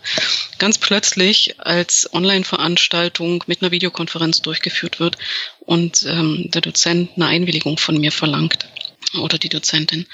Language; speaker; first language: German; native; German